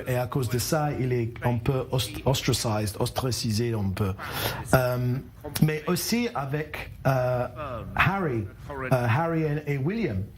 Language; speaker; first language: French; non-native, learner; English